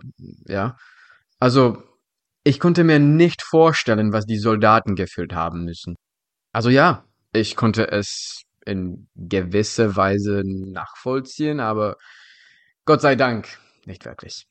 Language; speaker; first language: German; non-native, fluent; Czech